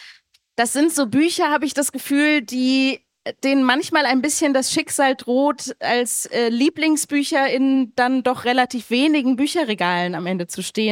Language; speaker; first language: German; native; German